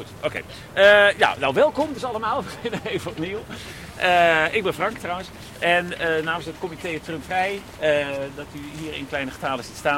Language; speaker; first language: Dutch; native; Dutch